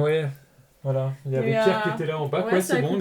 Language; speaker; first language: French; native; French